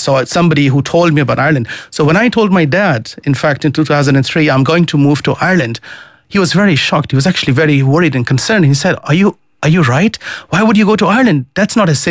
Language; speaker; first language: English; non-native, fluent; Dutch